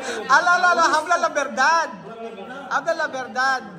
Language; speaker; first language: Spanish; non-native, learner; Filipino